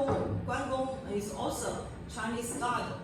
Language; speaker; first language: English; non-native, learner; Chinese